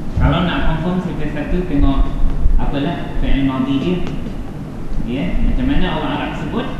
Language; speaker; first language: Malay; native; Malay